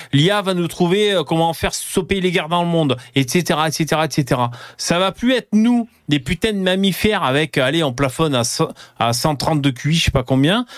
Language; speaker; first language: French; native; French